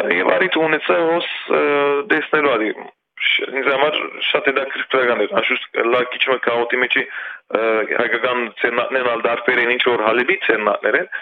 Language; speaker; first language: Armenian; early bilingual, heritage; Armenian